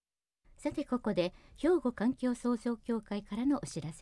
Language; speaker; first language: Japanese; native; Japanese